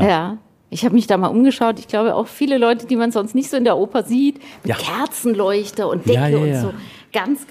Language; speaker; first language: German; native; German